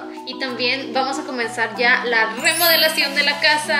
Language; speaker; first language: Spanish; native; Spanish